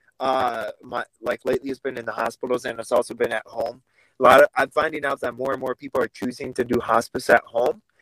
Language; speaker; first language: English; early bilingual, other home language; Russian